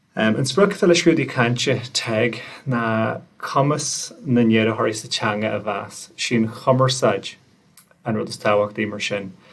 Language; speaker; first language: Irish; native; Irish